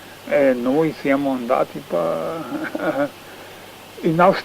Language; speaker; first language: Italian; non-native, learner; Slovenian